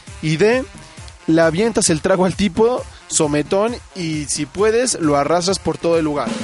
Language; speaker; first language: Spanish; native; Spanish